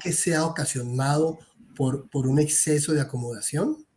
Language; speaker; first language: Spanish; native; Spanish